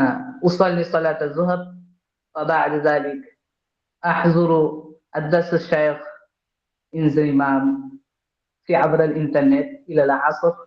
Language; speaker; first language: Arabic; non-native, learner; Bangla